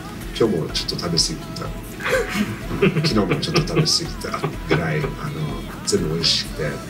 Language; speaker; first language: Japanese; non-native, fluent; English